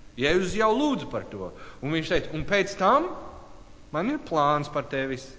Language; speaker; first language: Latvian; non-native, learner; English